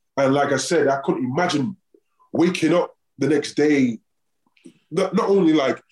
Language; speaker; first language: English; native; English